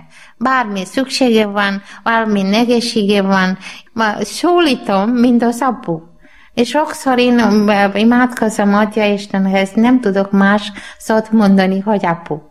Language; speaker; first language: Hungarian; non-native, learner; Malayalam